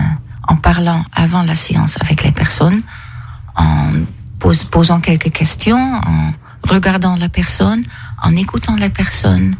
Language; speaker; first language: French; non-native, fluent; Dutch